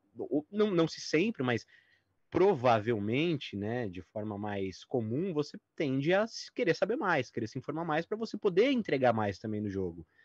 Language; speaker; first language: Portuguese; native; Portuguese